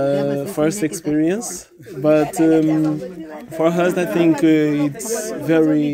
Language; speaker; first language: English; non-native, learner; Portuguese